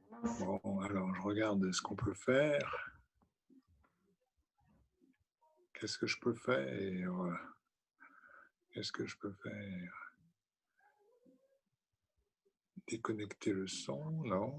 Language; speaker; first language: French; native; French